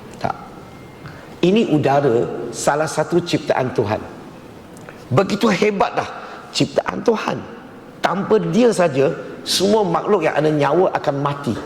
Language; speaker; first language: Malay; non-native, local second language; Chinese